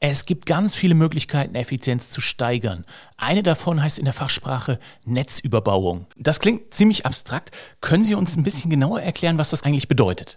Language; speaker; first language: German; native; German